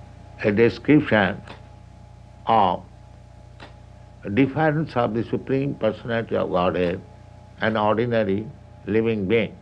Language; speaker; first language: English; non-native, local second language; Bangla